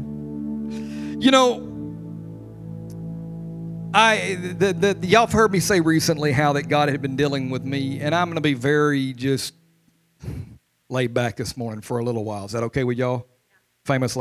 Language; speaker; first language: English; native; English